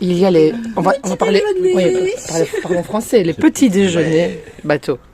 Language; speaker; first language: French; native; French